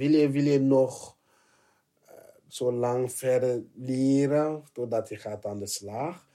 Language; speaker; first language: Dutch; non-native, learner; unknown